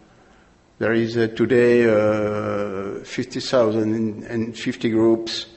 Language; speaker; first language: English; non-native, learner; French